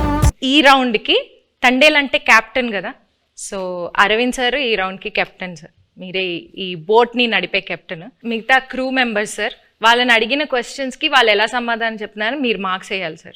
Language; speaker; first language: Telugu; native; Telugu